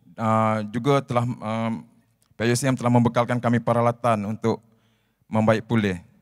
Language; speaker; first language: Malay; native; Malay